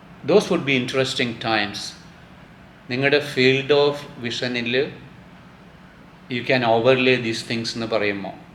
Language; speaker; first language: English; non-native, local second language; Malayalam